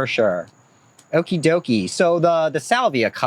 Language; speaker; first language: English; native; English